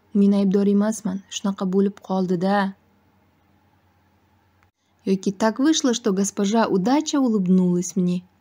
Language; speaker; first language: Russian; non-native, fluent; Uzbek